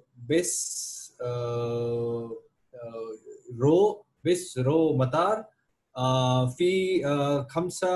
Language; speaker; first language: Arabic; non-native, learner; Hindi